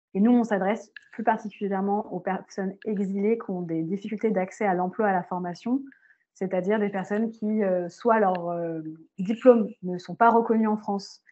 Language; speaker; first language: French; native; French